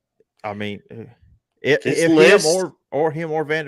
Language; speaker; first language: English; native; English